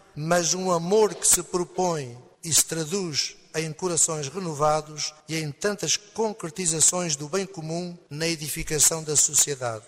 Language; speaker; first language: Portuguese; native; Portuguese